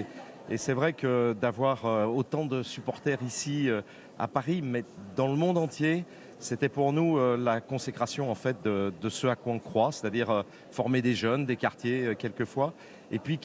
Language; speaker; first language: French; native; French